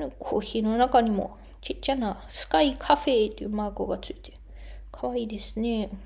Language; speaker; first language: Japanese; non-native, fluent; German